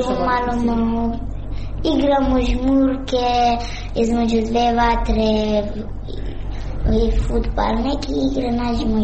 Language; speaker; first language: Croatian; non-native, learner; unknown